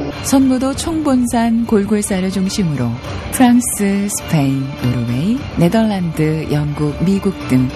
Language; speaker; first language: Korean; native; Korean